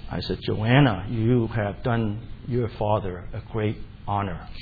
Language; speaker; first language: English; native; English